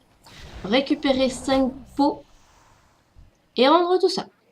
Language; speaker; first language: French; native; French